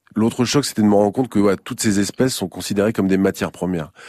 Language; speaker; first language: French; native; French